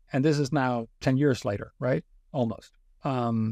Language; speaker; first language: English; non-native, fluent; Danish